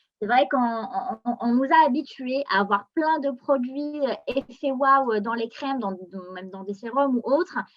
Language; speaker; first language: French; non-native, local second language; Arabic